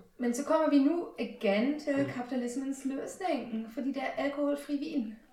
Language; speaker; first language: Danish; non-native, fluent; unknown